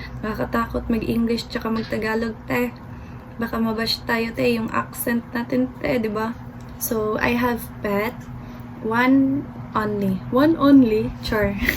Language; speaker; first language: Filipino; non-native, local second language; Cebuano